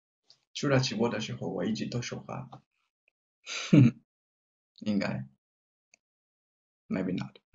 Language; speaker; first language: Chinese; non-native, learner; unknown